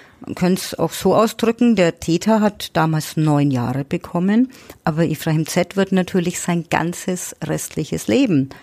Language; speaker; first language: German; native; German